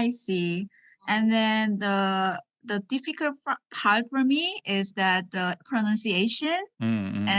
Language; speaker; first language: English; non-native, learner; Korean